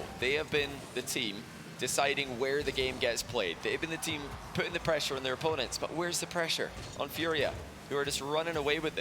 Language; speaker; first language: English; native; English